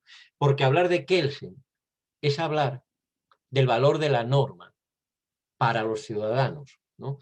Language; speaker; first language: Spanish; native; Spanish